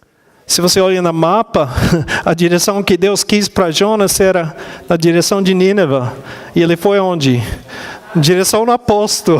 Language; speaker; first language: Portuguese; non-native, fluent; English